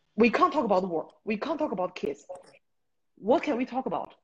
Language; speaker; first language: English; non-native, fluent; Chinese